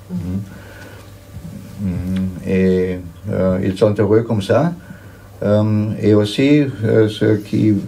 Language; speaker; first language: French; non-native, fluent; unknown